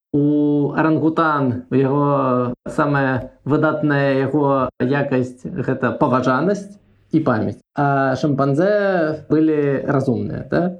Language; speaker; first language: Belarusian; non-native, local second language; Russian